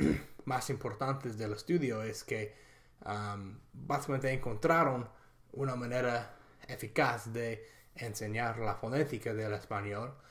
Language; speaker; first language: Spanish; non-native, fluent; English